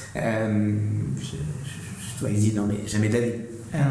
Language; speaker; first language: French; native; French